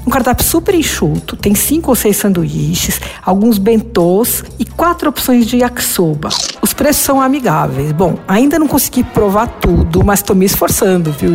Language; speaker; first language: Portuguese; native; Portuguese